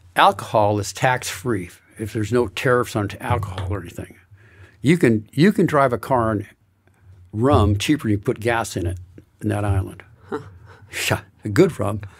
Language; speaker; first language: English; native; English